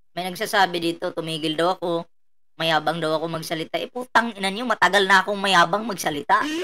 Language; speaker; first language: Filipino; non-native, local second language; Cebuano